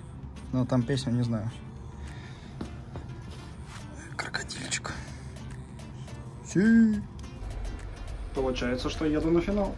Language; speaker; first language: Russian; native; Russian